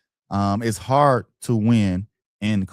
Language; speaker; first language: English; native; English